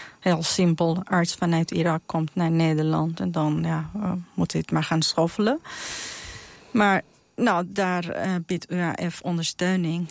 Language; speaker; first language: Dutch; non-native, fluent; Persian